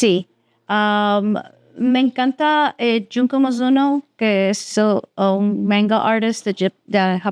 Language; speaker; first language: Spanish; early bilingual, heritage; Spanish